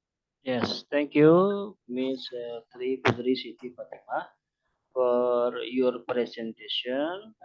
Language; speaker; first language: English; non-native, learner; Indonesian